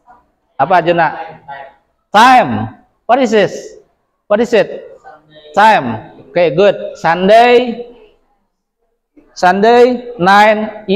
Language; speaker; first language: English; non-native, local second language; Indonesian